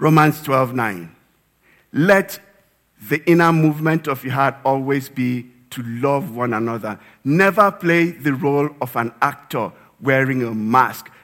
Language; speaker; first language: English; non-native, local second language; Yoruba